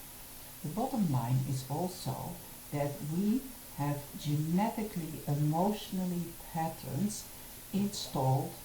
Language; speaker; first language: English; non-native, fluent; Dutch